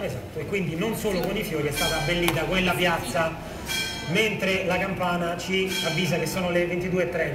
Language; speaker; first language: Italian; native; Italian